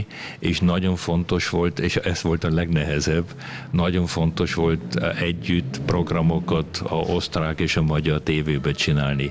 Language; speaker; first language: Hungarian; early bilingual, heritage; Hungarian